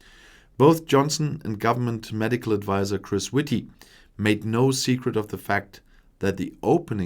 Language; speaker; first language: English; non-native, fluent; German